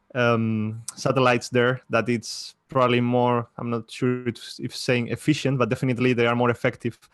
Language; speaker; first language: English; non-native, fluent; Spanish